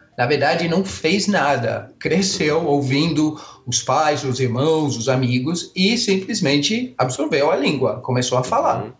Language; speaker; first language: Portuguese; non-native, fluent; English